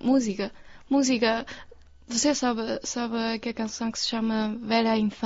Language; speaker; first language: Portuguese; non-native, learner; Chinese